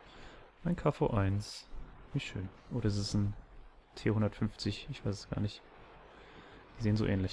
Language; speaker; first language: German; native; German